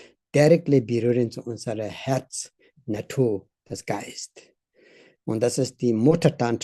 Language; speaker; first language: German; non-native, learner; Tibetan